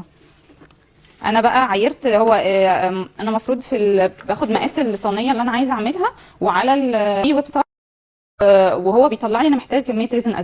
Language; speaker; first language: Arabic; native; Arabic